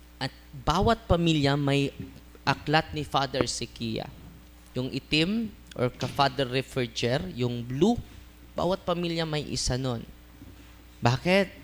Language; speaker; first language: Filipino; non-native, local second language; Cebuano